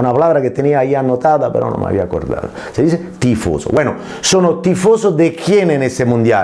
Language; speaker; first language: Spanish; non-native, fluent; Italian